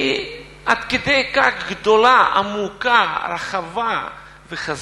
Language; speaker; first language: Hebrew; non-native, fluent; Russian